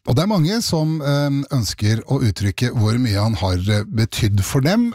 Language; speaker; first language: Norwegian; native; Norwegian